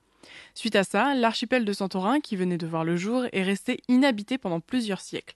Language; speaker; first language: French; native; French